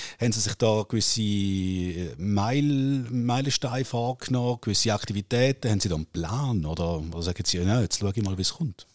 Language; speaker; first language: German; native; German